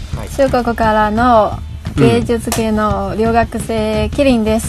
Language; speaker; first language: Japanese; non-native, learner; Chinese